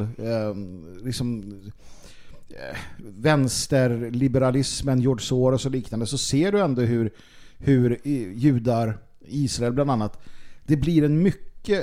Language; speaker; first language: Swedish; native; Swedish